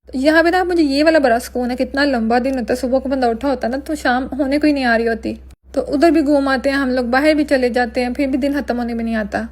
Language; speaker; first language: Urdu; non-native, local second language; Punjabi